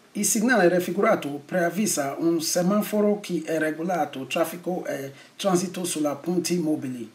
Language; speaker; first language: Italian; non-native, learner; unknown